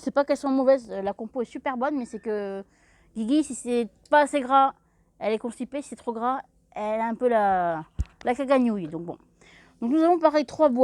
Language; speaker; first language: French; native; French